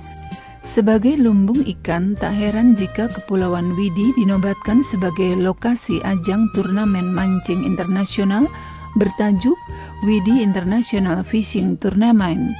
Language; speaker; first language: Indonesian; native; Indonesian